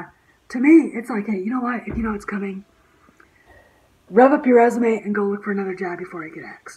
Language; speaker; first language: English; native; English